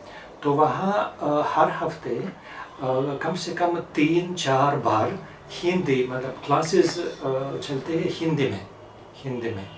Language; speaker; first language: Hindi; non-native, fluent; Russian